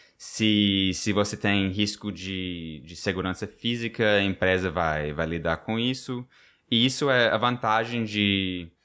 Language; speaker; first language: Portuguese; non-native, fluent; English